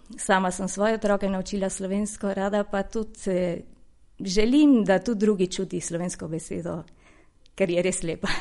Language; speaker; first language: Slovenian; early bilingual, heritage; Slovenian